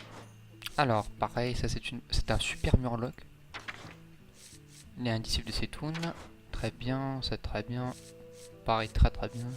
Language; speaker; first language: French; native; French